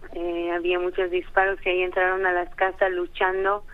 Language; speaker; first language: Spanish; early bilingual, heritage; Hebrew